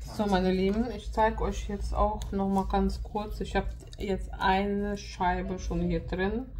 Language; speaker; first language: German; non-native, fluent; Russian